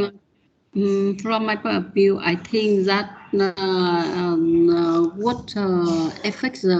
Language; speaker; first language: English; non-native, learner; Vietnamese